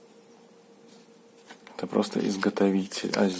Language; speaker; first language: Russian; native; Russian